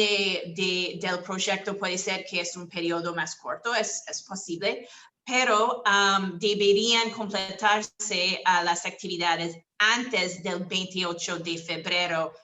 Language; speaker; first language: Spanish; non-native, fluent; English